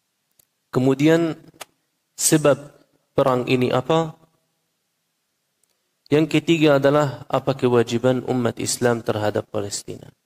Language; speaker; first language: Indonesian; non-native, fluent; Arabic